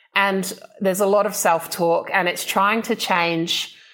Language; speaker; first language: English; native; English